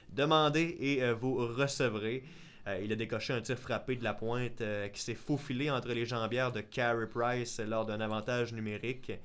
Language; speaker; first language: French; native; French